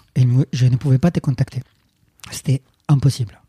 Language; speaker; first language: French; non-native, fluent; Spanish